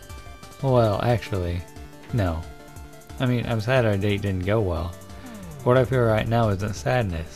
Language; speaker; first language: English; native; English